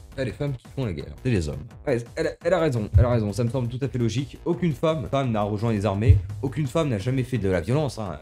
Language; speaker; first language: French; native; French